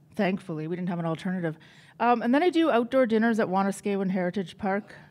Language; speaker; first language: English; native; English